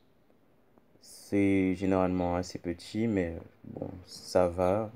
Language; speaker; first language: French; native; French